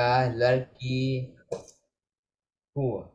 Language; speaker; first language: English; non-native, learner; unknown